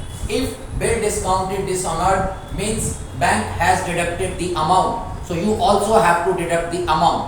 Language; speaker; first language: English; non-native, local second language; Hindi